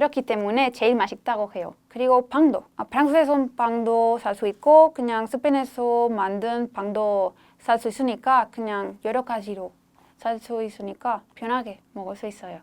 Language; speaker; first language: Korean; non-native, fluent; Spanish